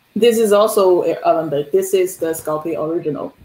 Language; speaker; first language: English; non-native, fluent; Chinese